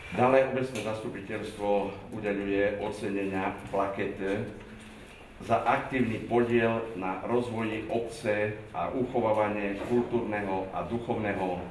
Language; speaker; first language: Slovak; non-native, local second language; Rusyn